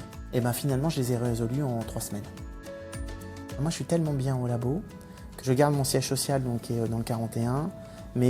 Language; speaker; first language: French; native; French